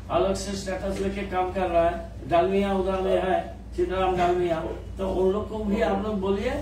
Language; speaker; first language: Hindi; non-native, local second language; Bangla